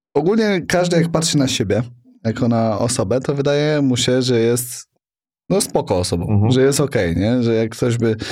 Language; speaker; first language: Polish; native; Polish